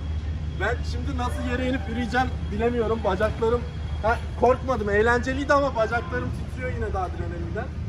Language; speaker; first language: Turkish; native; Turkish